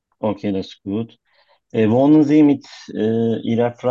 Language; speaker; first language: German; non-native, learner; Turkish